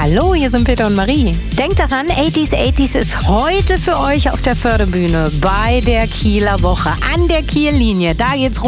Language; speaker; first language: German; native; German